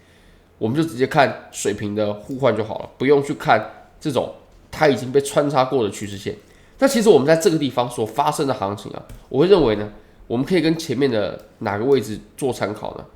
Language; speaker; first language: Chinese; native; Chinese